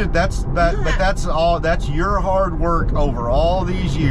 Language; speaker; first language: English; native; English